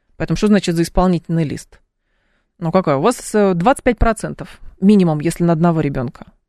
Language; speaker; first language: Russian; native; Russian